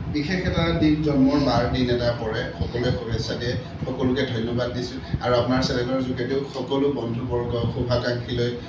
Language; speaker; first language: Assamese; non-native, local second language; Mising